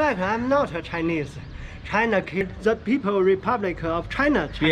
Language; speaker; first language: English; non-native, learner; Chinese